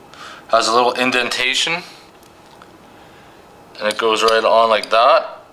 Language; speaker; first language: English; native; English